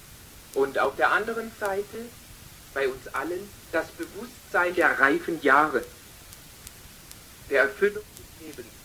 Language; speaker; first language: German; native; German